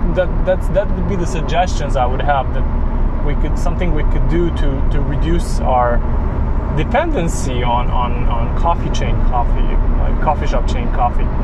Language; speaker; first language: English; non-native, fluent; Serbian